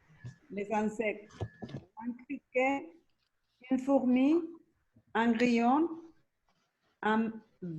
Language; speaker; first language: French; non-native, learner; Spanish